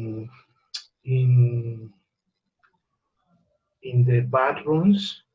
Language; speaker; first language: English; non-native, learner; Spanish